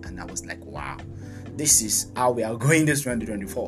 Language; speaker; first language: English; non-native, local second language; Yoruba